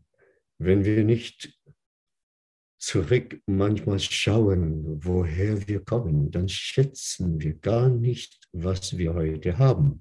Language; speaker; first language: German; non-native, fluent; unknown